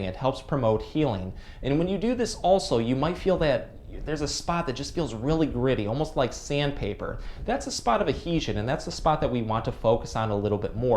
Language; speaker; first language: English; native; English